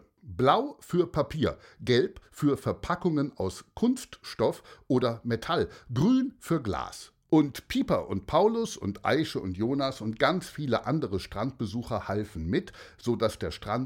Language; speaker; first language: German; native; German